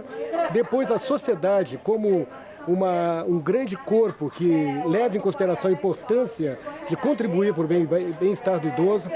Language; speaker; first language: Portuguese; native; Portuguese